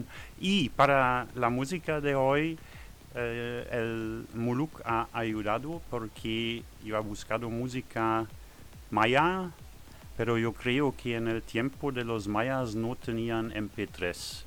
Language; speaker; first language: Spanish; non-native, learner; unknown